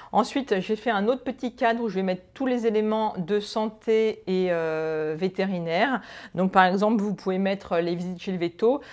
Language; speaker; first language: French; native; French